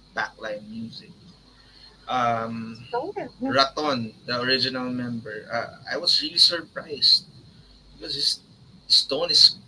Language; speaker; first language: English; non-native, local second language; Filipino